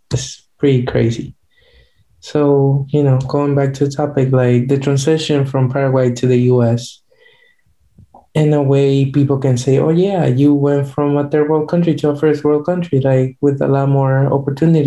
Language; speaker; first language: English; non-native, fluent; Guarani